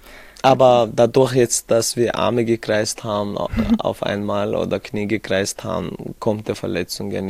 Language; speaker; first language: German; non-native, fluent; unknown